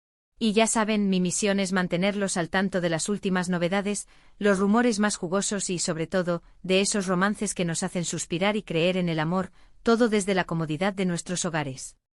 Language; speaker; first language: Spanish; native; Spanish